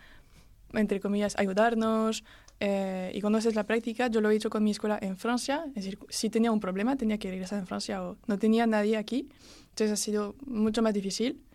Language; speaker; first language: Spanish; early bilingual, heritage; French